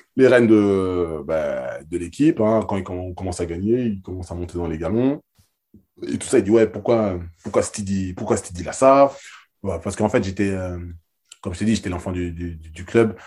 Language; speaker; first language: French; native; French